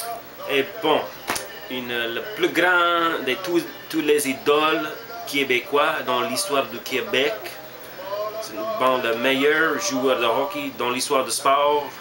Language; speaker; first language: French; non-native, learner; English